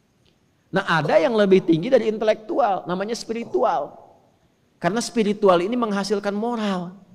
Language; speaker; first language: Indonesian; native; Indonesian